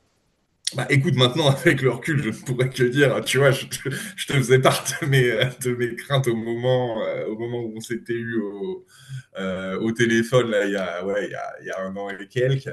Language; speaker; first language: French; native; French